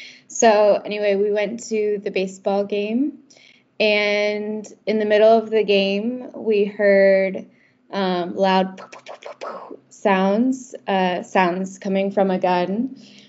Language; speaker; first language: English; native; English